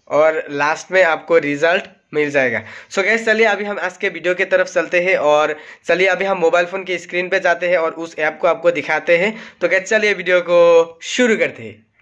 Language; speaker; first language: Hindi; non-native, local second language; Assamese